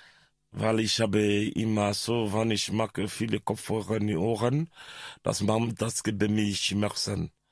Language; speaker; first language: German; non-native, learner; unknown